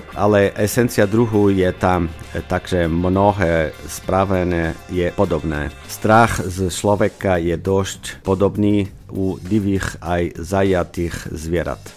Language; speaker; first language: Slovak; non-native, learner; Portuguese